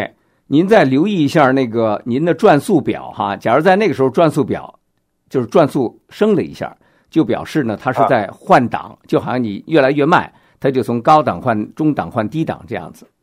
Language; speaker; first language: Chinese; native; Chinese